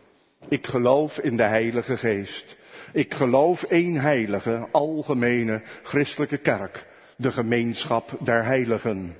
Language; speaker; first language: Dutch; native; Dutch